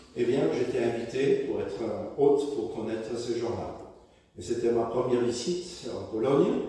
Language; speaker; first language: French; non-native, fluent; German